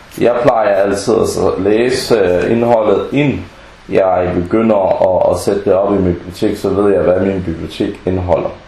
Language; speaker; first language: Danish; early bilingual, other home language; Arabic